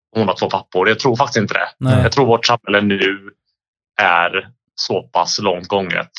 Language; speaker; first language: Swedish; early bilingual, heritage; Bosnian